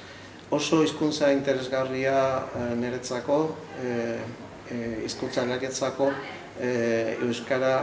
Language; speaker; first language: Basque; non-native, fluent; Spanish